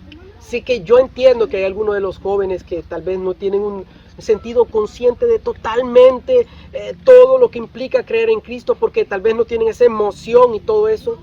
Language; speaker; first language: Spanish; native; Spanish